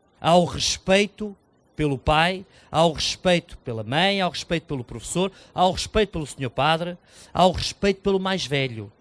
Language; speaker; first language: Portuguese; native; Portuguese